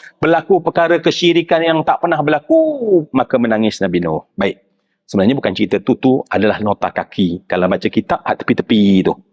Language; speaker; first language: Malay; native; Malay